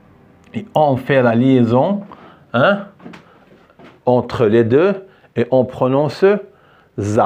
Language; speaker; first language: French; non-native, fluent; Arabic